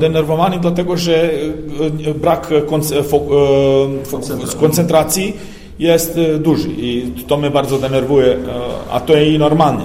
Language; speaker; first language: Polish; non-native, learner; Serbian